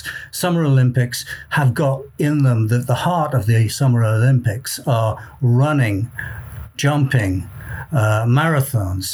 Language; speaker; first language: English; native; English